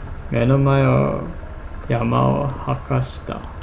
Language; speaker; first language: Japanese; non-native, learner; English